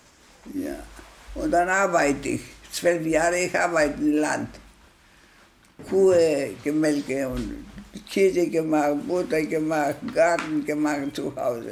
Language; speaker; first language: German; non-native, learner; Greek